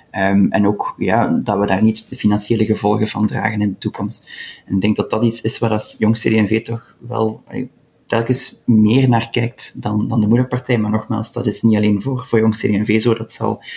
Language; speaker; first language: Dutch; native; Dutch